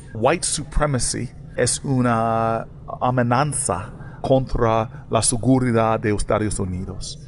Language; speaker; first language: Spanish; non-native, learner; English